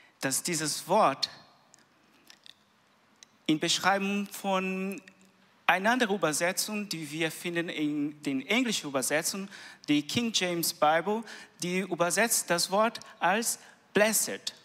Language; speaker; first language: German; non-native, learner; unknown